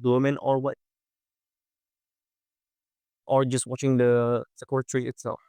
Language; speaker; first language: English; non-native, fluent; Indonesian